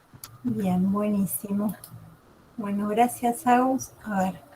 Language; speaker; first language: Spanish; native; Spanish